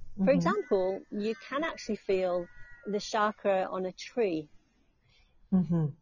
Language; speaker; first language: English; native; English